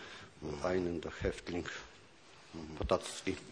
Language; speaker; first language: German; non-native, fluent; Polish